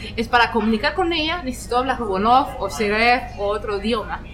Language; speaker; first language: Spanish; non-native, fluent; French